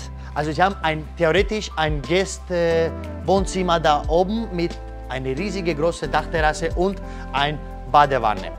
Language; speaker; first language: German; non-native, learner; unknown